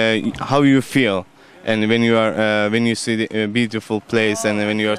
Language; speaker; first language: English; non-native, learner; Turkish